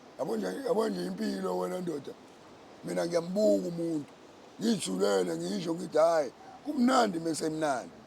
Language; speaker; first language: Zulu; native; Zulu